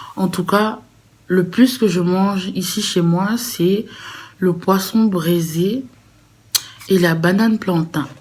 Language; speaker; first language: French; native; French